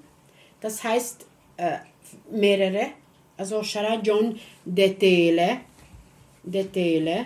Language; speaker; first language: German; non-native, local second language; Romany